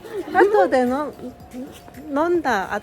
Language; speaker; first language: Japanese; non-native, learner; English